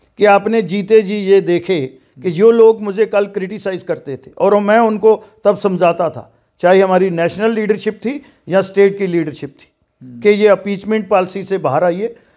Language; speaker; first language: Hindi; non-native, local second language; Dogri